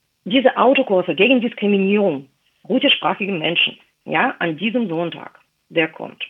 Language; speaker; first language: German; non-native, fluent; Russian